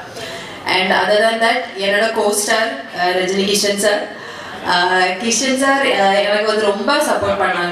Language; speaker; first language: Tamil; non-native, learner; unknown